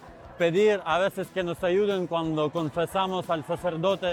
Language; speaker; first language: Spanish; non-native, fluent; Ukrainian